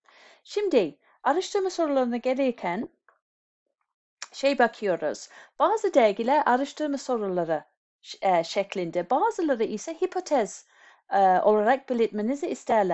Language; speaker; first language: Turkish; non-native, fluent; English